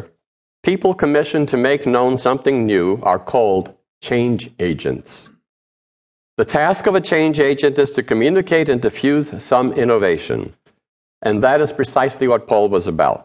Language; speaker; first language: English; early bilingual, other home language; Polish